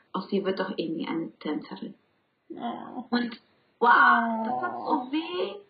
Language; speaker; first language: German; non-native, fluent; Spanish